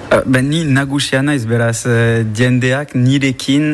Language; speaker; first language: Basque; non-native, local second language; French